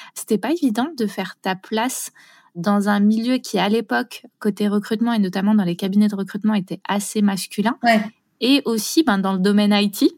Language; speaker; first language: French; native; French